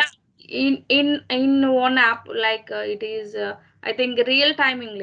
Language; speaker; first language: English; non-native, learner; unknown